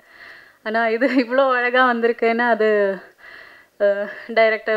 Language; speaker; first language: Tamil; non-native, fluent; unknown